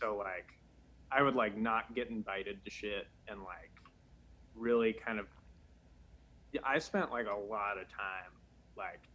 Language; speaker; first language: English; native; English